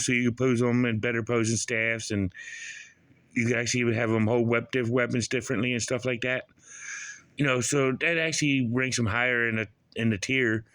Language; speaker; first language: English; native; English